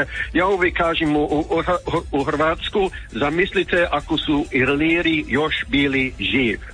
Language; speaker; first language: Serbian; early bilingual, heritage; English